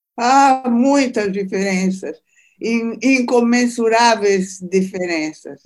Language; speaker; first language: Portuguese; early bilingual, other home language; Italian